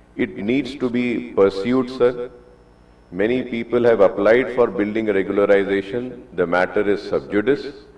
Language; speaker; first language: English; non-native, local second language; Urdu